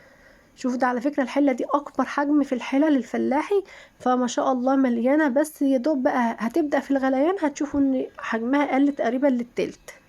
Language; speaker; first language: Arabic; native; Arabic